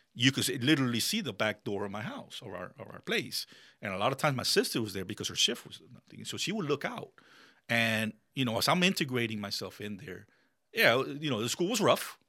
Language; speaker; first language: English; early bilingual, other home language; Spanish